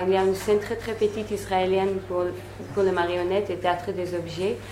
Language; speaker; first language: French; non-native, learner; Hebrew